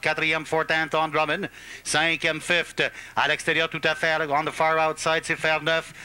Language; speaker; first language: French; native; French